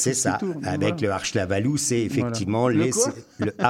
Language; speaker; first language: French; native; French